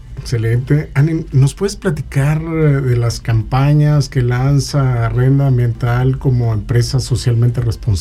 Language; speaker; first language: Spanish; native; Spanish